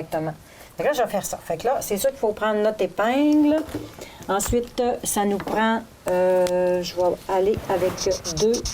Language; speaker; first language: French; native; French